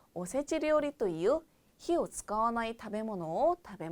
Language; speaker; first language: Japanese; non-native, fluent; Korean